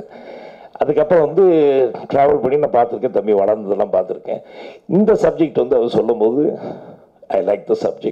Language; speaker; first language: Tamil; native; Tamil